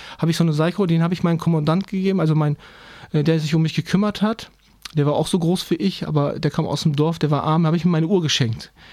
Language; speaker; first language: German; non-native, fluent; Turkish